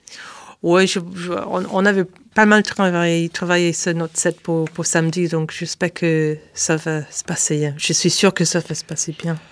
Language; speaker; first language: French; non-native, fluent; English